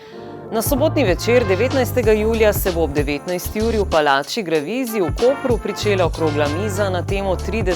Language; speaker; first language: Slovenian; native; Slovenian